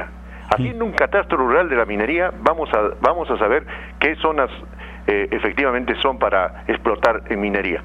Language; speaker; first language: Spanish; native; Spanish